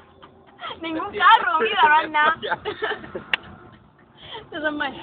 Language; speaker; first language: Spanish; native; Spanish